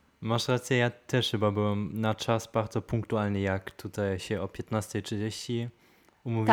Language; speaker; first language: Polish; non-native, fluent; German